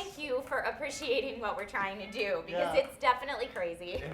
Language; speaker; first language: English; native; English